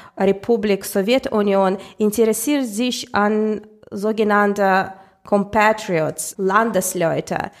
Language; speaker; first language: German; non-native, fluent; Russian